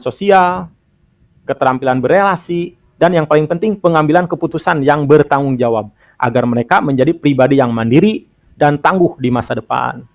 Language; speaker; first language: Indonesian; non-native, local second language; Sundanese